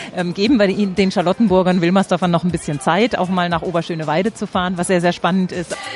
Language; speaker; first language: German; native; German